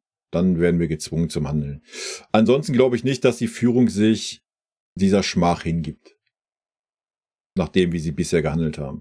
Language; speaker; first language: German; native; German